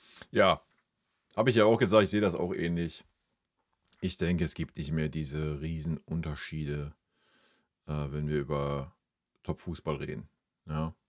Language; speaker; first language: German; native; German